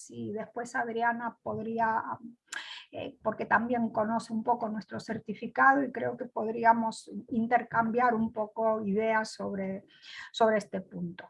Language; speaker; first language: Spanish; non-native, fluent; Greek